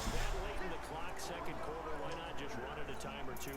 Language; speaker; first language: English; native; English